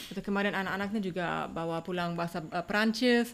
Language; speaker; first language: Indonesian; non-native, fluent; German